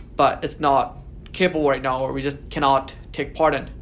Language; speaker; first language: English; native; English